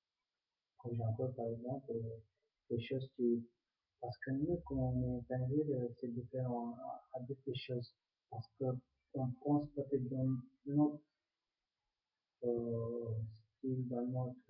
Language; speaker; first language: French; non-native, fluent; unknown